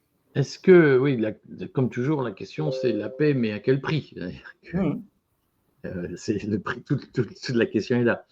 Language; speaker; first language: French; native; French